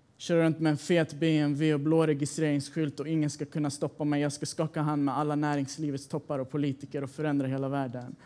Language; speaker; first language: Swedish; early bilingual, other home language; Persian